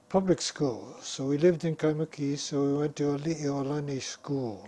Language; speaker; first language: English; native; English